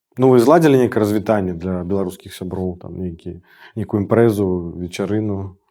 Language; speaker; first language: Belarusian; non-native, local second language; Russian